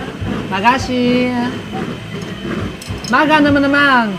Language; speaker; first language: Indonesian; non-native, learner; Chinese